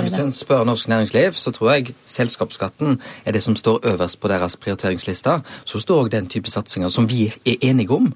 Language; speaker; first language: Norwegian; native; Norwegian